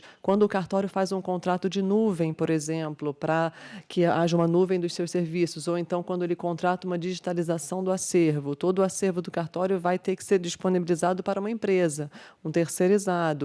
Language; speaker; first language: Portuguese; native; Portuguese